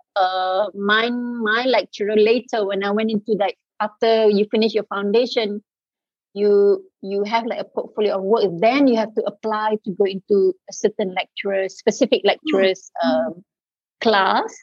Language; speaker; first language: English; non-native, local second language; Malay